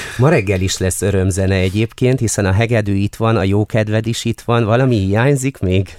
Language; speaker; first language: Hungarian; native; Hungarian